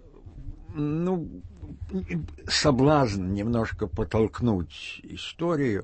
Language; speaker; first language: Russian; native; Russian